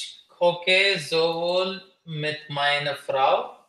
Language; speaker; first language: German; non-native, learner; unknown